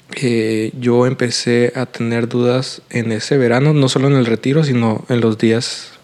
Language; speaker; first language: Spanish; native; Spanish